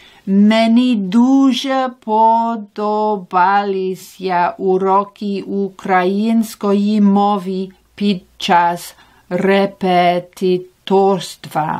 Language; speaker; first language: Ukrainian; non-native, learner; English